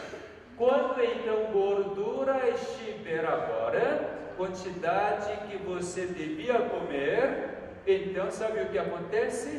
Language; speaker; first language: Portuguese; non-native, fluent; Korean